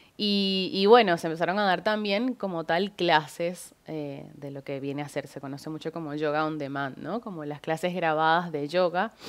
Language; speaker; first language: Spanish; native; Spanish